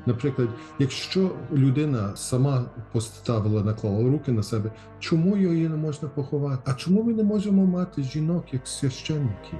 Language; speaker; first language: Ukrainian; early bilingual, heritage; Ukrainian